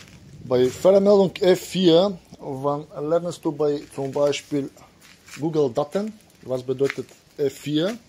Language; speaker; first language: German; non-native, learner; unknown